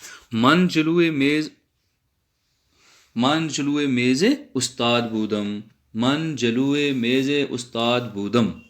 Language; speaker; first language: Persian; non-native, fluent; Urdu